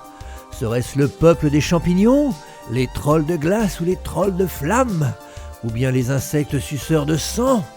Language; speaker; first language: French; native; French